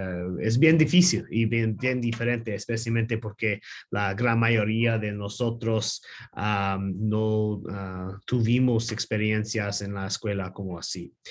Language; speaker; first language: Spanish; non-native, learner; English